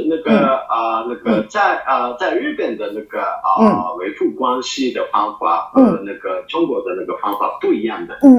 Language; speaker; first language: Chinese; non-native, fluent; Japanese